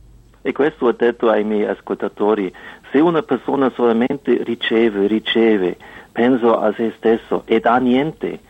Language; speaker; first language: Italian; non-native, fluent; German